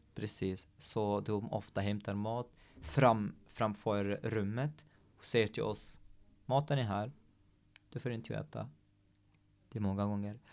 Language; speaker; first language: Swedish; non-native, fluent; Arabic